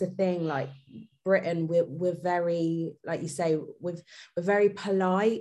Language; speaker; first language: English; native; English